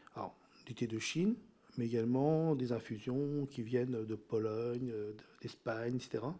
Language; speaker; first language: French; non-native, local second language; Min Nan Chinese